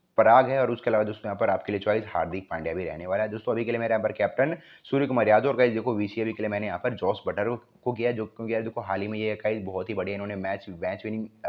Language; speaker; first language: Hindi; native; Hindi